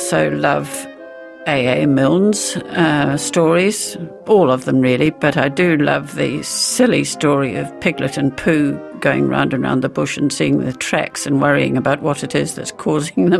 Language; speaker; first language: English; native; English